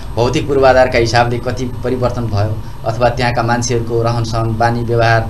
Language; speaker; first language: Nepali; native; Nepali